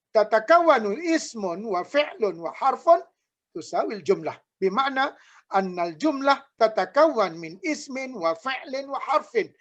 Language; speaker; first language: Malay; native; Malay